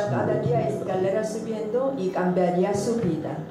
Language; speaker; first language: Spanish; non-native, learner; Korean